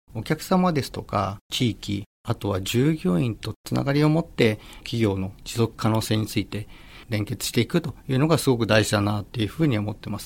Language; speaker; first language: Japanese; native; Japanese